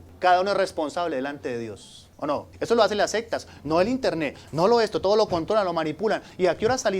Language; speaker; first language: Spanish; native; Spanish